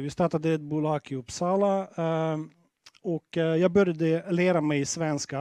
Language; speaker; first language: Swedish; non-native, fluent; Russian